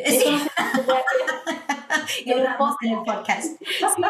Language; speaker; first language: Spanish; non-native, fluent; English